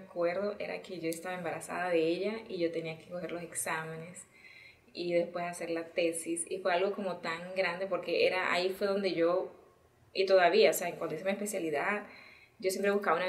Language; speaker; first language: Spanish; early bilingual, heritage; Spanish